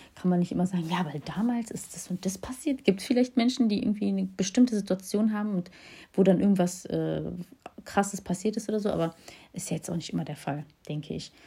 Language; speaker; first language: German; early bilingual, other home language; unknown